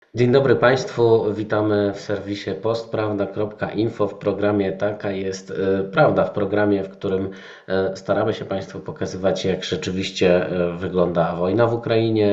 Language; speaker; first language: Polish; native; Polish